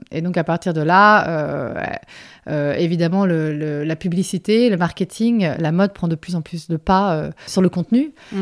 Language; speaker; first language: French; native; French